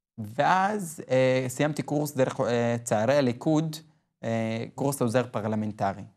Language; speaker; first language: Hebrew; non-native, local second language; Arabic